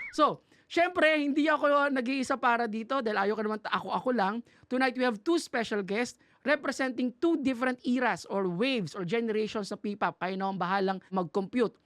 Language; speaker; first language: Filipino; native; Filipino